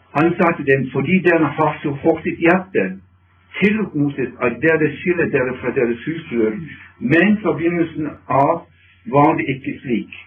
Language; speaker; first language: Norwegian; non-native, fluent; English